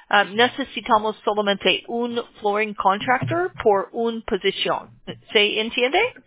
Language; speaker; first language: Spanish; non-native, learner; English